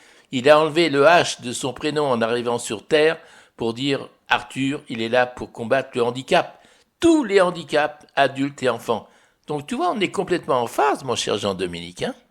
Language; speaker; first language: French; native; French